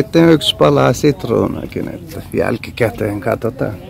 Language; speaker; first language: Finnish; non-native, fluent; Turkish